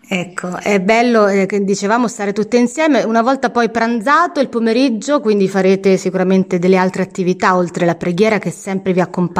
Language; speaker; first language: Italian; native; Italian